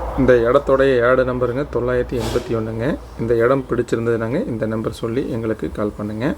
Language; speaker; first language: Tamil; native; Tamil